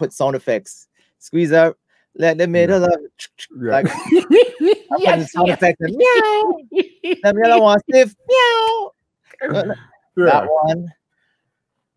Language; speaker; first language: English; native; English